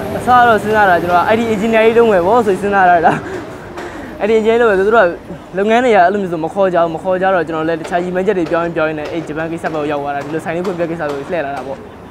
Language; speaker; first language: Burmese; native; Burmese